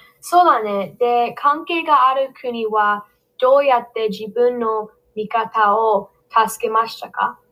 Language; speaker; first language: Japanese; non-native, learner; English